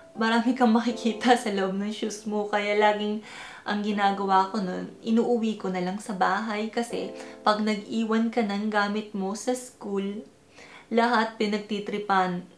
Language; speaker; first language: Filipino; early bilingual, heritage; Filipino